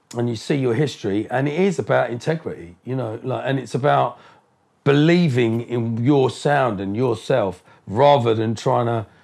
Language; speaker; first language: English; native; English